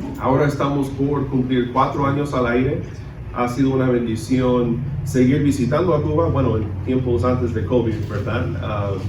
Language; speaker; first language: Spanish; early bilingual, other home language; English